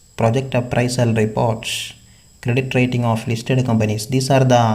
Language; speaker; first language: English; non-native, local second language; Malayalam